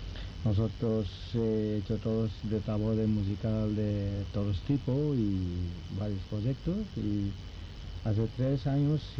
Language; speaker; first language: Spanish; non-native, learner; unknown